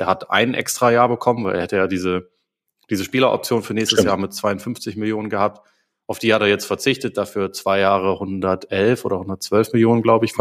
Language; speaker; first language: German; native; German